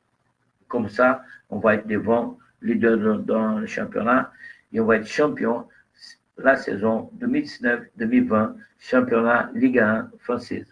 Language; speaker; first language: French; non-native, fluent; Portuguese